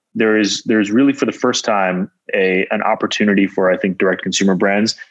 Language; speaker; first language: English; native; English